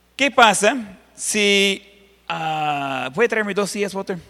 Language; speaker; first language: Spanish; non-native, fluent; English